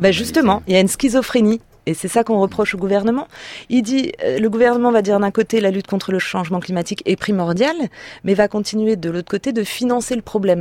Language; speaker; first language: French; native; French